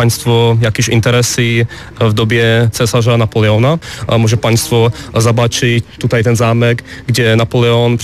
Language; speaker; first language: Polish; non-native, learner; Czech